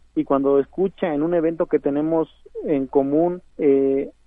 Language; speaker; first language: Spanish; non-native, local second language; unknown